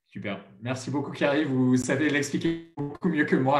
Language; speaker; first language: French; non-native, fluent; English